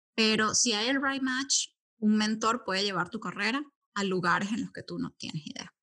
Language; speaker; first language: Spanish; native; Spanish